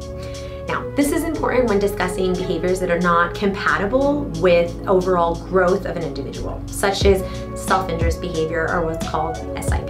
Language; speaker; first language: English; native; English